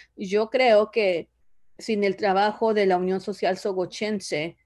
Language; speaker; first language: Spanish; early bilingual, other home language; Zapotec